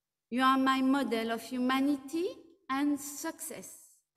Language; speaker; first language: English; non-native, fluent; French